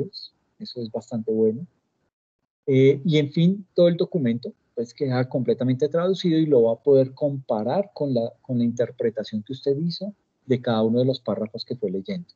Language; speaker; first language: Spanish; native; Spanish